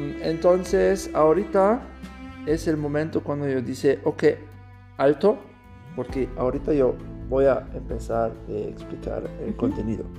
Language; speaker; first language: Spanish; non-native, learner; German